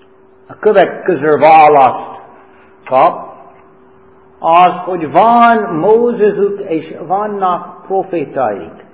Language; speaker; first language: Hungarian; non-native, fluent; English